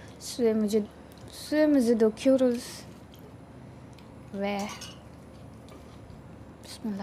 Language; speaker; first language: Turkish; non-native, learner; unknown